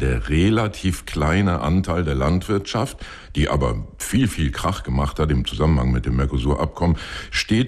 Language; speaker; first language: German; native; German